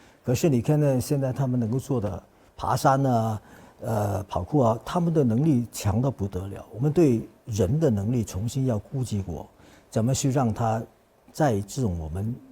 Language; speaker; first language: Chinese; non-native, fluent; Cantonese